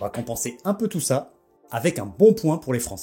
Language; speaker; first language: French; native; French